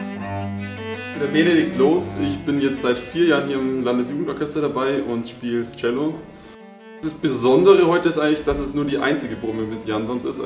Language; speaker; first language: German; native; German